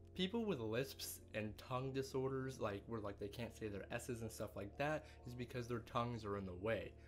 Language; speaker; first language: English; native; English